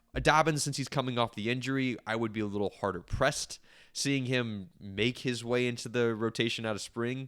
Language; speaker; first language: English; native; English